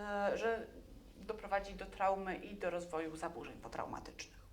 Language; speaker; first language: Polish; native; Polish